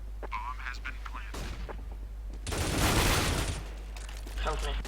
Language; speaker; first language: English; non-native, learner; Polish